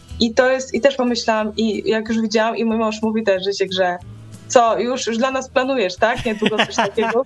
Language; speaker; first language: Polish; native; Polish